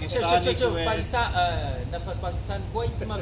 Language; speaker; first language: Arabic; non-native, learner; Punjabi